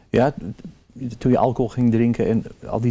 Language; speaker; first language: Dutch; native; Dutch